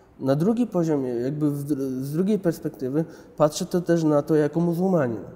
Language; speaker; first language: Polish; early bilingual, other home language; Chechen